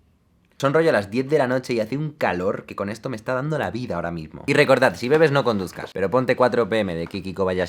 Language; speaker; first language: Spanish; native; Spanish